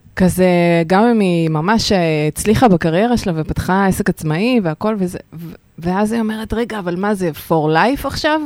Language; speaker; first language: Hebrew; early bilingual, other home language; Russian